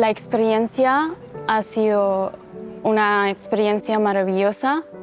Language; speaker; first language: Spanish; non-native, learner; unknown